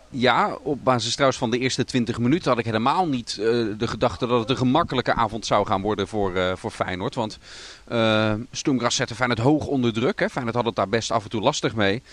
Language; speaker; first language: Dutch; native; Dutch